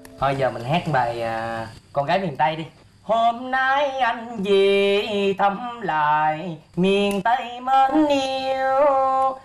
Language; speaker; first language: Vietnamese; native; Vietnamese